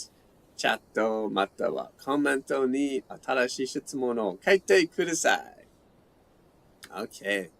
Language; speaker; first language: Japanese; non-native, learner; English